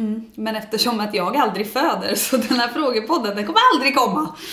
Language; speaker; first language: Swedish; native; Swedish